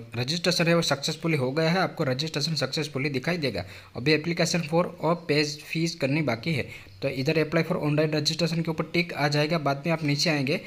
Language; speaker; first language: Hindi; non-native, local second language; Gujarati